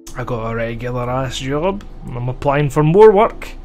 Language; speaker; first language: English; native; English